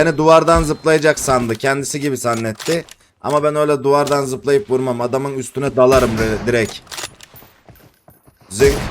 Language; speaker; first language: Turkish; native; Turkish